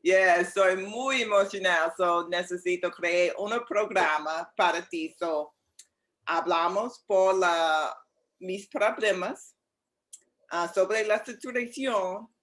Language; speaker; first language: Spanish; non-native, learner; English